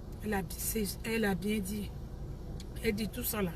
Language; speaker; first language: French; non-native, local second language; Dyula